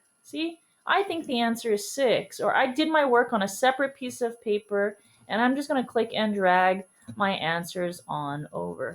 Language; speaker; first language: English; native; English